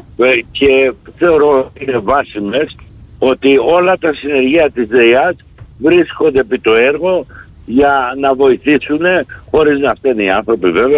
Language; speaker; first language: Greek; native; Greek